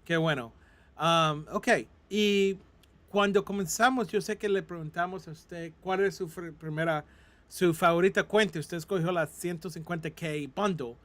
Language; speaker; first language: Spanish; non-native, fluent; English